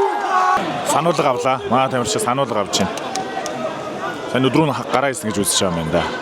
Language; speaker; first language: Mongolian; native; Mongolian